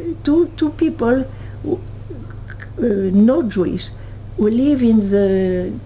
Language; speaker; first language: English; non-native, learner; French